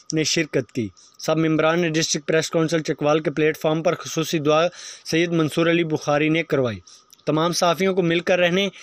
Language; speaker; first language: Urdu; non-native, local second language; Punjabi